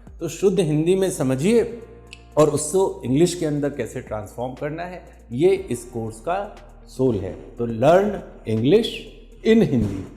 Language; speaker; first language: Hindi; native; Hindi